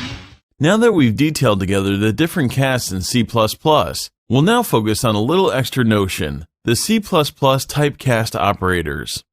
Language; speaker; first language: English; non-native, fluent; French